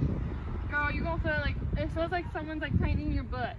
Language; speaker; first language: English; native; English